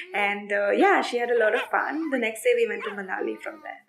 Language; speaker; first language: English; non-native, local second language; Assamese